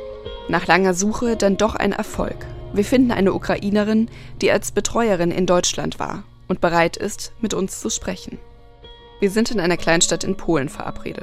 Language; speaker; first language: German; native; German